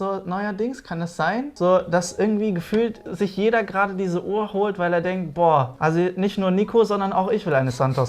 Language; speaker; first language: German; native; German